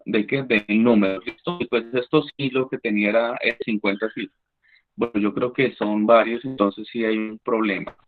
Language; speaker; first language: Spanish; native; Spanish